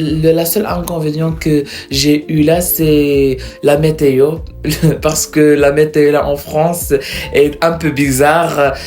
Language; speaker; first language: French; non-native, local second language; Arabic